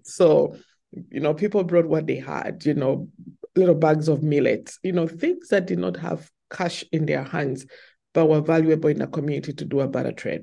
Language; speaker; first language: English; non-native, local second language; Ganda